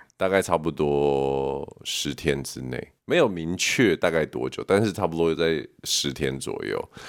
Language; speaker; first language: Chinese; native; Chinese